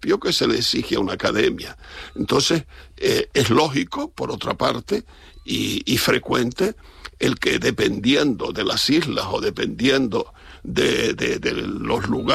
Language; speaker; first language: Spanish; native; Spanish